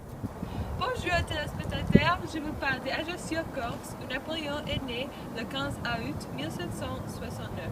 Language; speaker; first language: French; non-native, learner; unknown